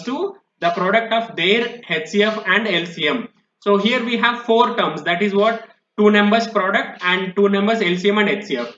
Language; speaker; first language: English; non-native, local second language; Telugu